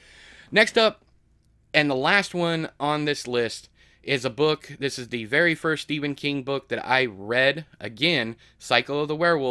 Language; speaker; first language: English; native; English